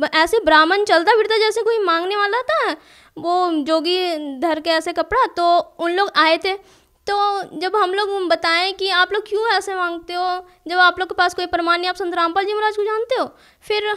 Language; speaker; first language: Hindi; native; Hindi